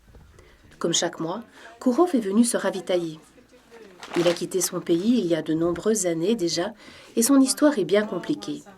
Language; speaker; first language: French; native; French